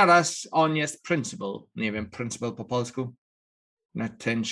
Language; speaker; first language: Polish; non-native, learner; English